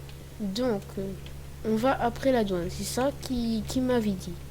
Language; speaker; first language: French; native; French